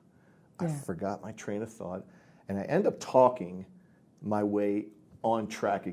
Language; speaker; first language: English; native; English